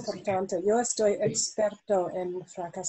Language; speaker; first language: Spanish; non-native, learner; English